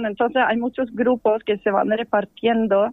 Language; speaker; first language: Spanish; non-native, fluent; Norwegian